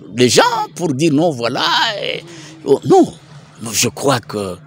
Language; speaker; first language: French; non-native, local second language; Swahili